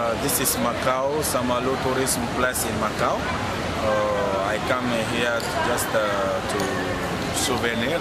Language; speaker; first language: English; non-native, learner; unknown